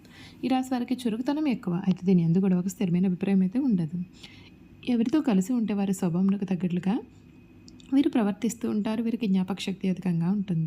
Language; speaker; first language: Telugu; native; Telugu